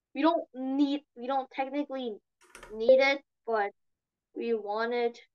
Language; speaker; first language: English; non-native, learner; Korean